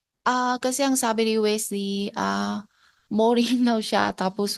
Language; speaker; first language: Filipino; non-native, learner; Chinese